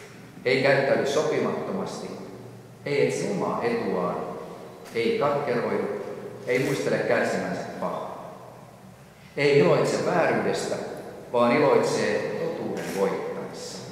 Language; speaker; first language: Finnish; native; Finnish